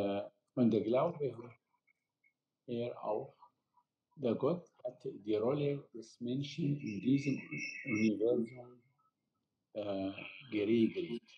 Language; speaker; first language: German; non-native, fluent; Arabic